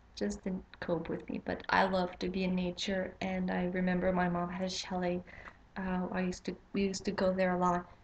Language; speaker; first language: English; non-native, fluent; French